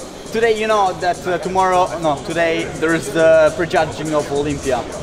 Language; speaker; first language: English; non-native, learner; Italian